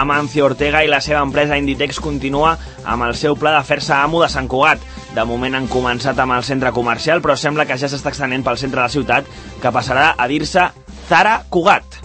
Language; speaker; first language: Catalan; native; Catalan